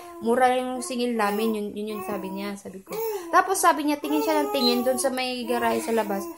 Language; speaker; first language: Filipino; non-native, local second language; Cebuano